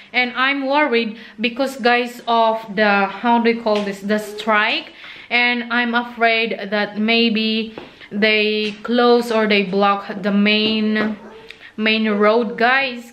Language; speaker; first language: English; non-native, local second language; Filipino